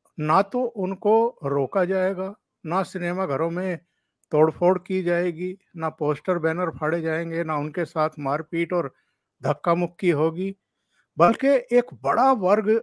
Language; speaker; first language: Hindi; native; Hindi